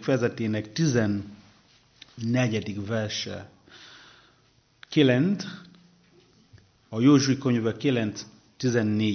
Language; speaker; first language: Hungarian; non-native, learner; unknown